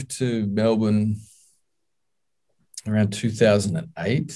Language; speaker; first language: English; native; English